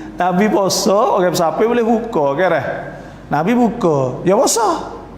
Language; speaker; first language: Malay; native; Malay